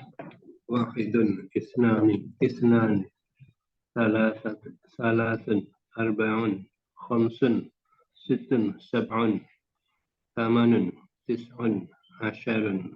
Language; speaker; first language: Arabic; non-native, learner; Indonesian